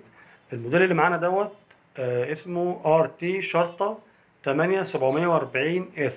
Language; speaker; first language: Arabic; native; Arabic